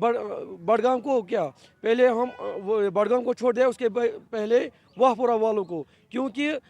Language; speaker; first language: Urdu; non-native, local second language; Kashmiri